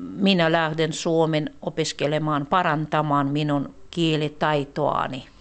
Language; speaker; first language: Finnish; non-native, fluent; Russian